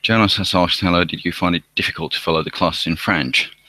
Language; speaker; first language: English; non-native, fluent; Finnish